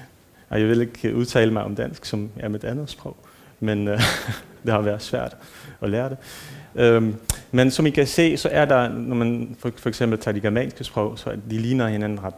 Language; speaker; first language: Danish; non-native, fluent; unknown